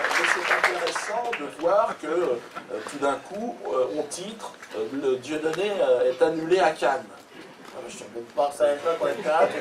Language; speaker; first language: French; native; French